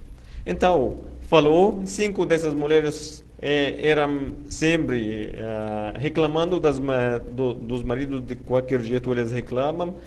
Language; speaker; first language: Portuguese; non-native, fluent; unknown